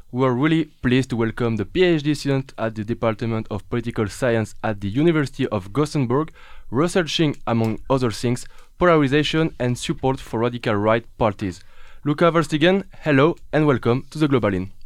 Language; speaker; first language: English; non-native, fluent; French